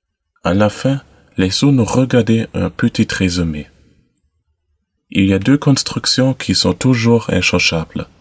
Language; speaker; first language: French; non-native, learner; German